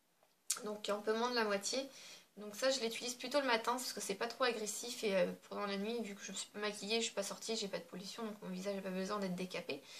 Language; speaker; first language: French; native; French